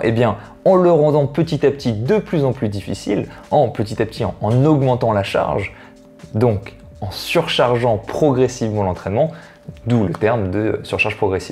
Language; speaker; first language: French; native; French